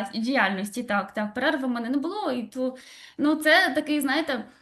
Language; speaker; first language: Ukrainian; native; Ukrainian